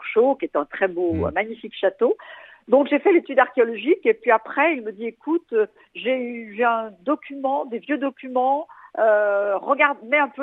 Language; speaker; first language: French; native; French